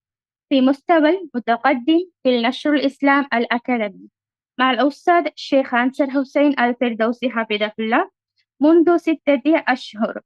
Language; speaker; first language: Arabic; non-native, learner; Tamil